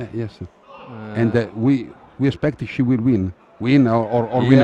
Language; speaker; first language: English; non-native, fluent; Italian